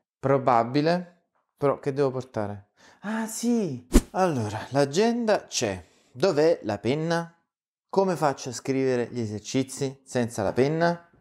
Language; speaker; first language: Italian; native; Italian